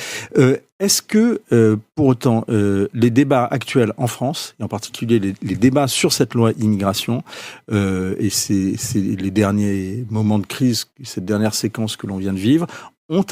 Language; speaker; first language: French; native; French